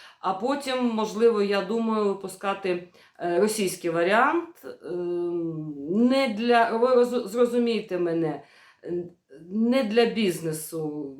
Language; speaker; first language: Ukrainian; non-native, local second language; Russian